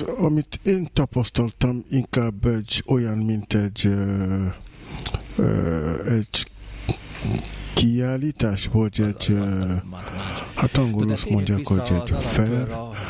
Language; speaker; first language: Hungarian; non-native, fluent; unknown